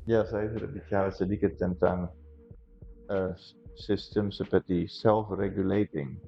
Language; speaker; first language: Indonesian; non-native, fluent; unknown